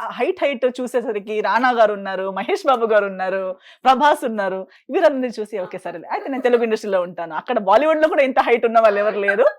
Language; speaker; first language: Telugu; non-native, fluent; Konkani